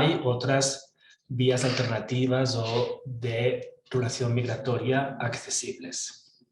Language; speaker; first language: Spanish; native; Spanish